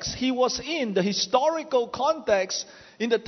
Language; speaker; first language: English; non-native, local second language; Chinese